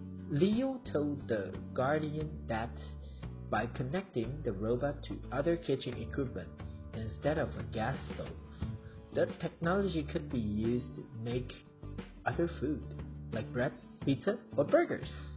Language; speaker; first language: English; non-native, fluent; Chinese